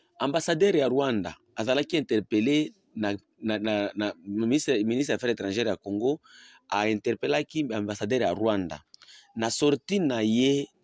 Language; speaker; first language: Lingala; non-native, local second language; Swahili